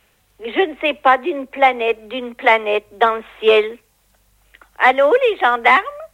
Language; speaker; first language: French; native; French